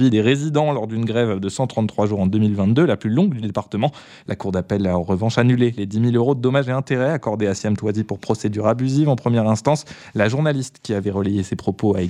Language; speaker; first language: French; native; French